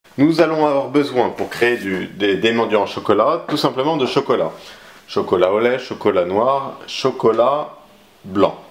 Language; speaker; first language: French; native; French